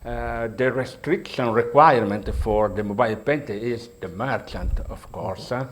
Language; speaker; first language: English; non-native, learner; Italian